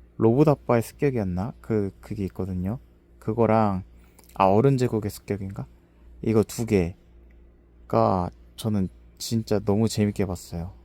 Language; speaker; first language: Korean; native; Korean